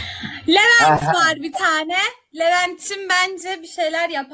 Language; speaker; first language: Turkish; native; Turkish